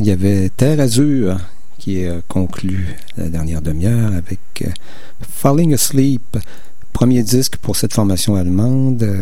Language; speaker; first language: French; native; French